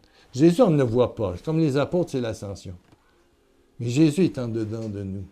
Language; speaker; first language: French; native; French